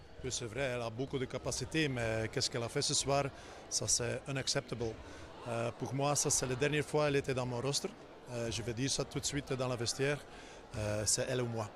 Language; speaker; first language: French; non-native, fluent; Dutch